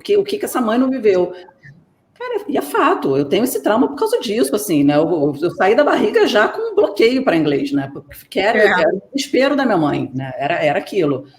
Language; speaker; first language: Portuguese; native; Portuguese